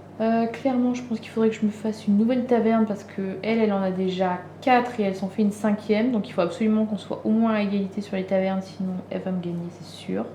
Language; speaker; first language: French; native; French